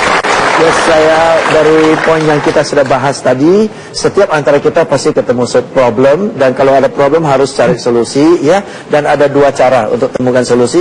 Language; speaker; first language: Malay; non-native, fluent; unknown